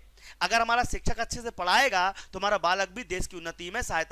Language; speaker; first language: Hindi; native; Hindi